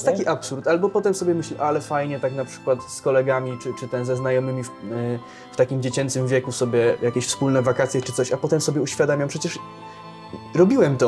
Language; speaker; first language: Polish; native; Polish